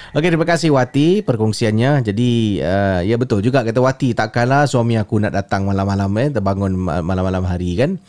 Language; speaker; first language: Malay; native; Malay